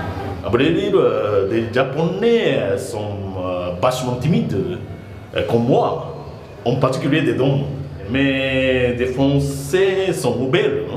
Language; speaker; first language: French; non-native, learner; Japanese